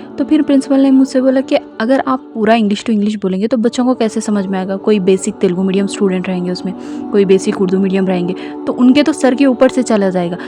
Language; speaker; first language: Hindi; non-native, local second language; Urdu